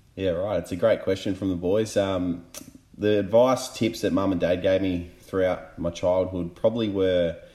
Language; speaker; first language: English; native; English